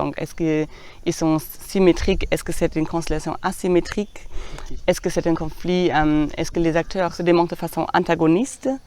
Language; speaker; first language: French; non-native, fluent; German